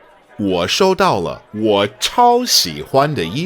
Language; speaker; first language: Chinese; non-native, fluent; English